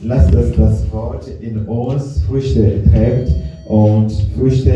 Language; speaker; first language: German; non-native, learner; French